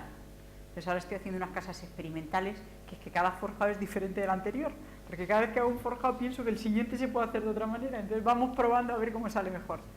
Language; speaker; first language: Spanish; native; Spanish